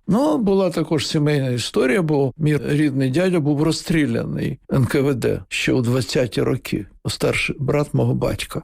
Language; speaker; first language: Ukrainian; non-native, local second language; Russian